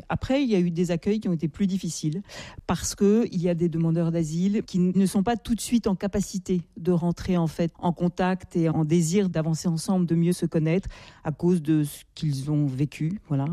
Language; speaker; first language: French; native; French